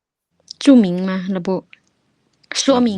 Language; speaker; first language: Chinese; non-native, fluent; Lao